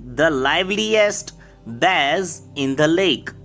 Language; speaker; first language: English; non-native, local second language; Gujarati